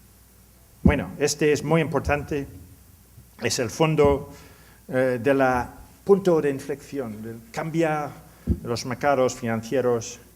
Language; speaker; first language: Spanish; non-native, learner; English